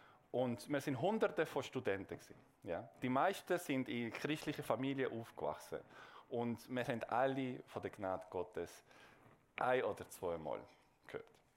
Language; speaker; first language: German; non-native, fluent; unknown